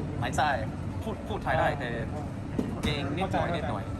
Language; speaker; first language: Thai; non-native, learner; English